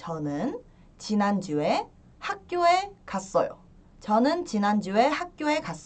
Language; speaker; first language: Korean; early bilingual, heritage; Korean